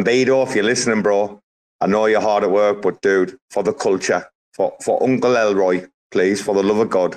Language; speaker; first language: English; native; English